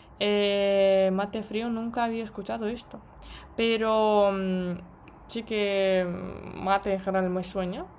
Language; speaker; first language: Spanish; non-native, fluent; Russian